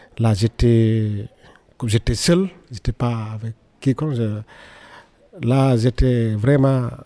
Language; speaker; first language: French; non-native, local second language; Fula